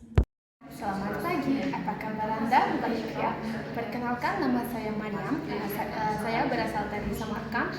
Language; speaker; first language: Indonesian; non-native, learner; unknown